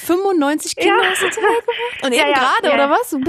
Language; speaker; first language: German; native; German